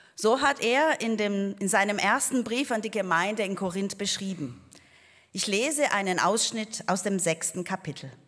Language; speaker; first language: German; non-native, fluent; Portuguese